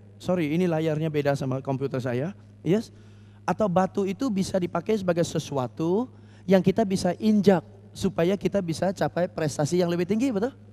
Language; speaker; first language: Indonesian; non-native, fluent; English